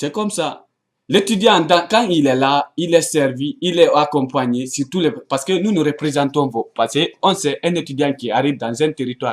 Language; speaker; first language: French; non-native, local second language; Arabic